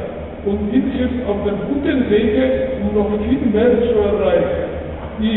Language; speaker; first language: German; non-native, fluent; Polish